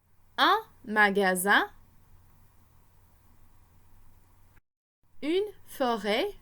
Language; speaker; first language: French; non-native, fluent; English